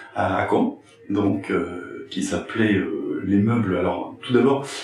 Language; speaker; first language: French; native; French